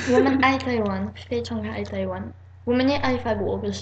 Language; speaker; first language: Chinese; non-native, learner; French